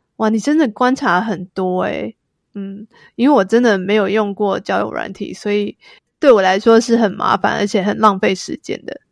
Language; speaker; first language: Chinese; native; Chinese